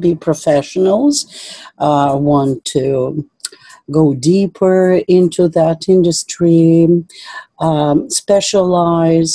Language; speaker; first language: English; non-native, fluent; Russian